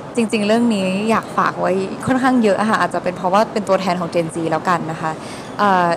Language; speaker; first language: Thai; early bilingual, heritage; Thai